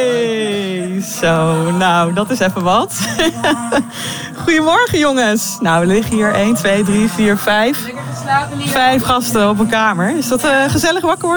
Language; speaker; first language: Dutch; native; Dutch